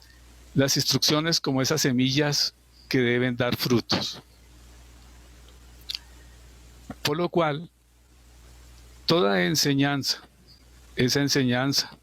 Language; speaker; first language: Spanish; native; Spanish